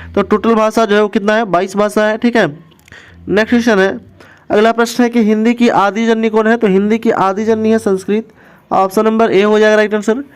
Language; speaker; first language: Hindi; native; Hindi